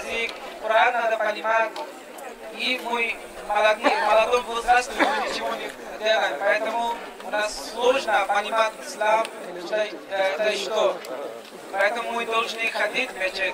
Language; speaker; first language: Russian; non-native, learner; Bangla